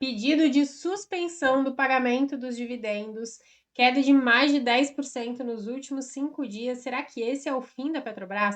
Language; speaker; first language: Portuguese; native; Portuguese